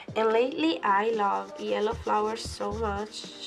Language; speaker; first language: English; non-native, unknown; Italian